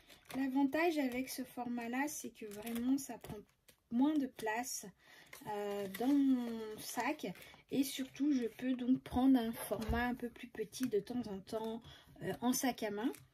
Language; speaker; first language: French; native; French